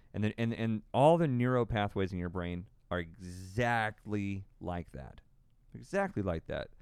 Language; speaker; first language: English; native; English